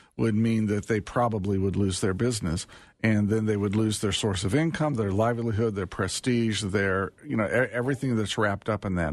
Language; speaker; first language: English; native; English